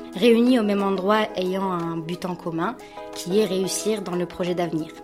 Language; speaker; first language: French; non-native, local second language; Arabic